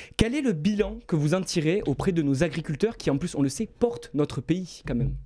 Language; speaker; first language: French; native; French